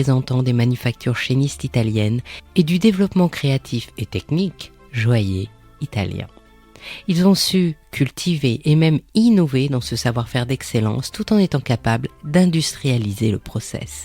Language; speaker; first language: French; native; French